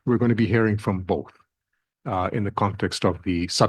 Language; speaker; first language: English; native; English